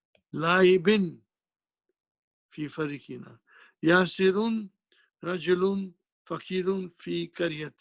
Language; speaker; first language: Arabic; non-native, fluent; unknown